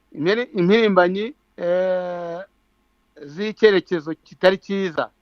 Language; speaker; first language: Kinyarwanda; native; Kinyarwanda